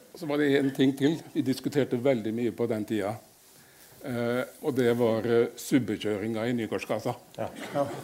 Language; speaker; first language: Norwegian; native; Norwegian